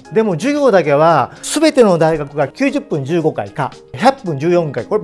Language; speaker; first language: Japanese; native; Japanese